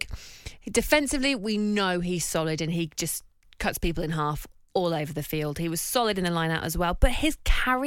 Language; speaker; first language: English; native; English